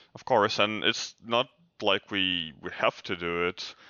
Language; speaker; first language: English; non-native, fluent; Ukrainian